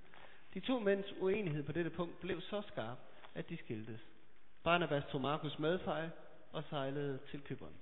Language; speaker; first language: Danish; native; Danish